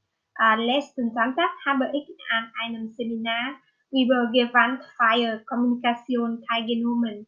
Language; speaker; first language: German; non-native, learner; Vietnamese